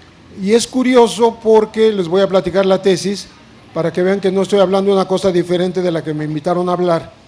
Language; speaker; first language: Spanish; native; Spanish